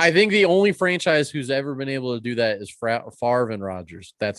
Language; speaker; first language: English; native; English